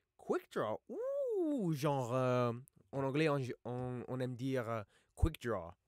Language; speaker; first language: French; non-native, learner; English